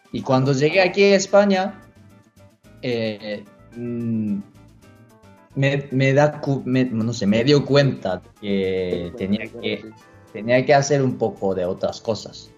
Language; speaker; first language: Spanish; non-native, learner; Japanese